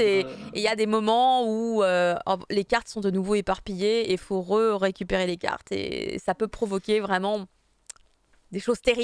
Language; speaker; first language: French; native; French